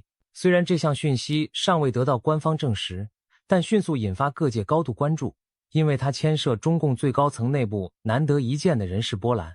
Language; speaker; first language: Chinese; native; Chinese